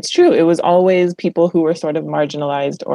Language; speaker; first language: English; early bilingual, other home language; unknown